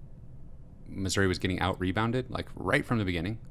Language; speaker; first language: English; native; English